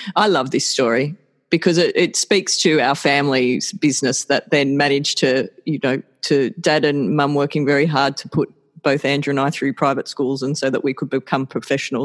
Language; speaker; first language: English; native; English